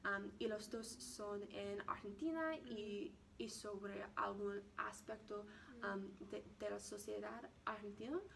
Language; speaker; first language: Spanish; non-native, learner; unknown